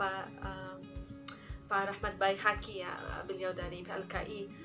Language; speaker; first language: Indonesian; non-native, fluent; English